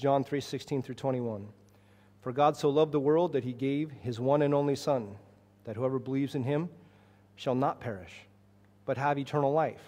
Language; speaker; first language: English; native; English